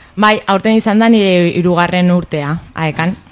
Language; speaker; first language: Basque; non-native, local second language; Spanish